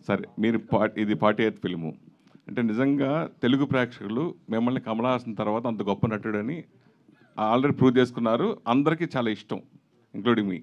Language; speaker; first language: Telugu; native; Telugu